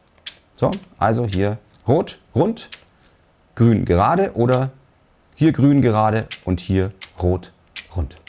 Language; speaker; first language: German; native; German